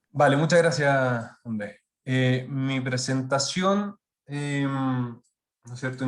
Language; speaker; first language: Spanish; native; Spanish